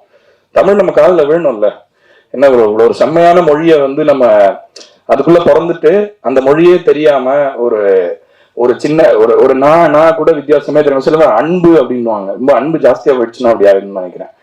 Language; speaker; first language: Tamil; native; Tamil